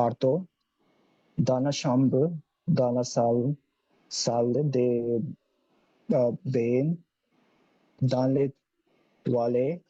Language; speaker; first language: French; non-native, learner; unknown